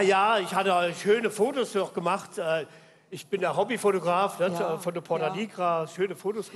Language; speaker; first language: German; native; German